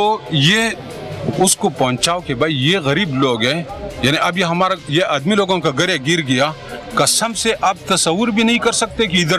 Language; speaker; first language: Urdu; non-native, local second language; Pashto